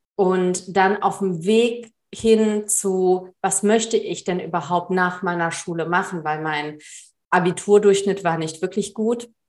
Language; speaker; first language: German; early bilingual, other home language; Tamil